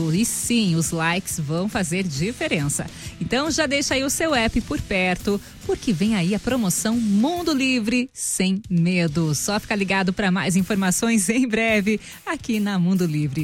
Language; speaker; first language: Portuguese; native; Portuguese